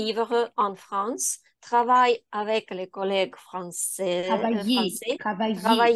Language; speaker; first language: French; non-native, learner; Ukrainian